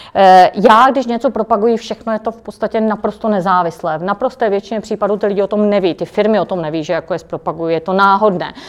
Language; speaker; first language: Czech; native; Czech